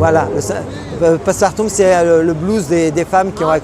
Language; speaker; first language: French; native; French